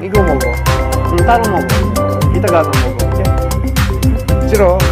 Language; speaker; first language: Korean; non-native, learner; Filipino